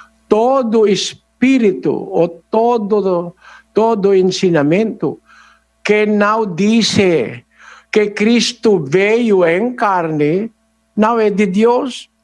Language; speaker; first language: Portuguese; non-native, learner; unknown